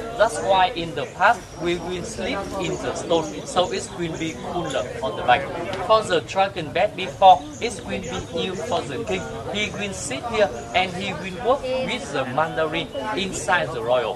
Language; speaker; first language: English; non-native, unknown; Vietnamese